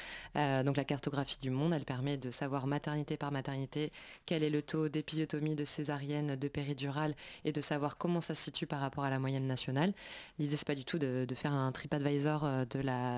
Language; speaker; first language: French; native; French